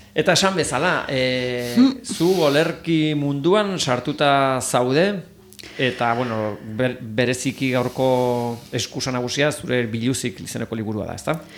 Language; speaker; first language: Basque; native; Basque